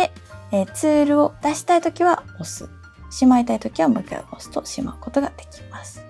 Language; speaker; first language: Japanese; native; Japanese